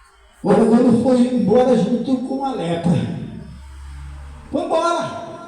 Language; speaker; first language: Portuguese; native; Portuguese